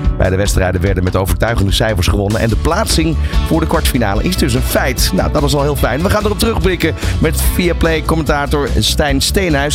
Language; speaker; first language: Dutch; native; Dutch